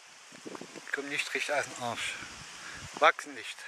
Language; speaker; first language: German; native; German